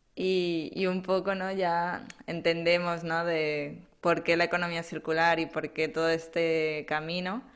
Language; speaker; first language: Spanish; native; Spanish